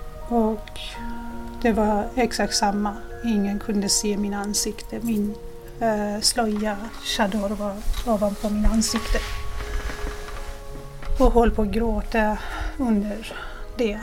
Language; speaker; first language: Swedish; non-native, fluent; Persian